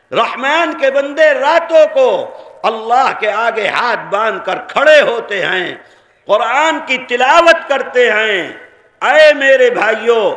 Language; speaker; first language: Urdu; native; Urdu